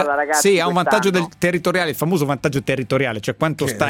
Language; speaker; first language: Italian; native; Italian